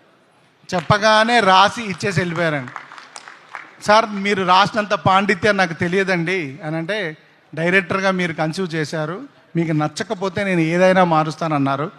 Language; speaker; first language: Telugu; native; Telugu